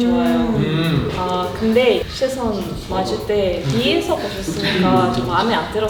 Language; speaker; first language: Korean; non-native, learner; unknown